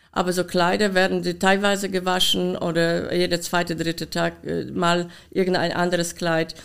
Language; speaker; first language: German; non-native, fluent; Polish